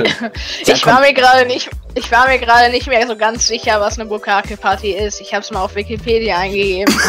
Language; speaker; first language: German; native; German